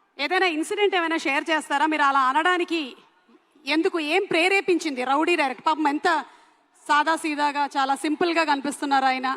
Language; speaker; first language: Telugu; native; Telugu